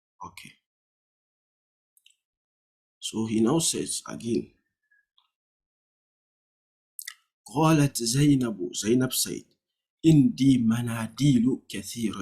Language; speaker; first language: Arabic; non-native, fluent; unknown